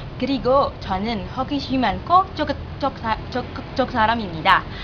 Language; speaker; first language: Korean; non-native, learner; Indonesian